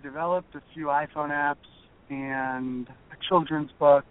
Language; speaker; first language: English; native; English